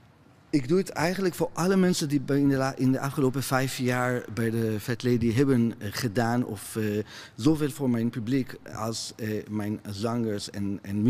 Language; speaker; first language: Dutch; non-native, fluent; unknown